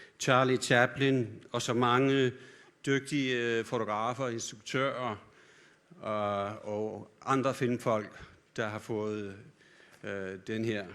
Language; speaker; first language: Danish; early bilingual, heritage; English